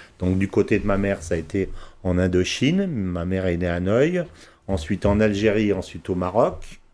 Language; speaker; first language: French; early bilingual, heritage; French